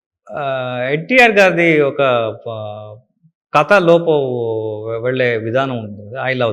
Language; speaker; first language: Telugu; non-native, learner; Kannada